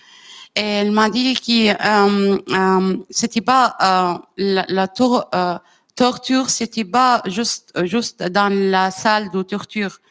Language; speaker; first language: French; non-native, learner; Arabic